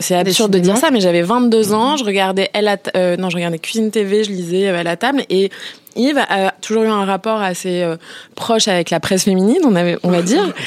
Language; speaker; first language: French; native; French